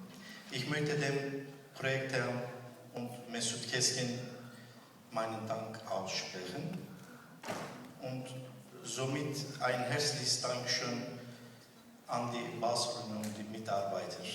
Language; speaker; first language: German; non-native, fluent; Zaza